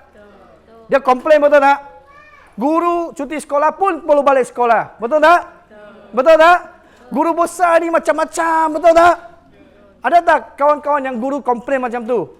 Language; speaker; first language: Malay; non-native, local second language; Chinese